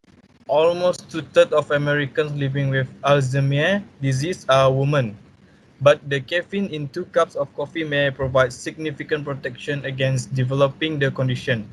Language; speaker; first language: English; non-native, learner; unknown